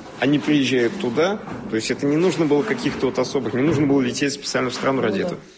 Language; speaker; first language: Russian; native; Russian